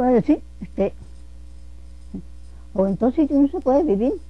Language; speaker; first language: Spanish; native; Spanish